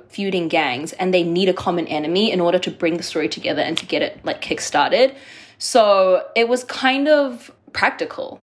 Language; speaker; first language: English; native; English